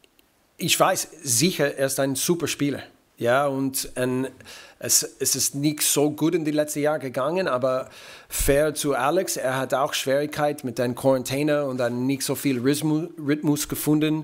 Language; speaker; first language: German; non-native, fluent; English